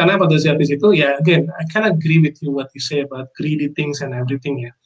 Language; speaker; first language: English; non-native, fluent; Indonesian